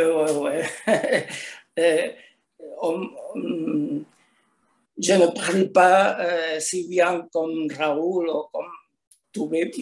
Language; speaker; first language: French; non-native, learner; Spanish